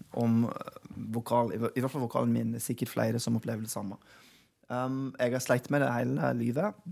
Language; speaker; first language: Norwegian; non-native, fluent; English